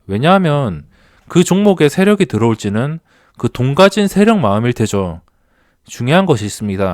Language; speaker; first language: Korean; native; Korean